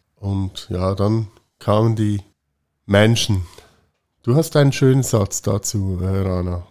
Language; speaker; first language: German; native; German